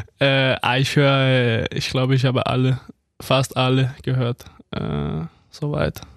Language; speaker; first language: German; non-native, fluent; Danish